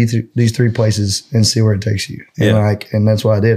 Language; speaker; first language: English; native; English